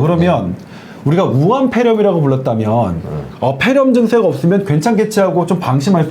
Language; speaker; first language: Korean; native; Korean